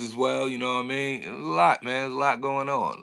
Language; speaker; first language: English; native; English